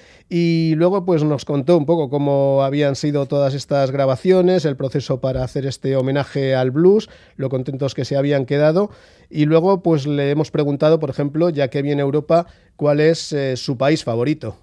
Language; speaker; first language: Spanish; native; Spanish